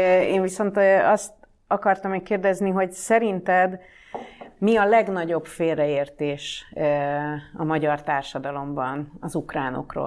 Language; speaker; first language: Hungarian; native; Hungarian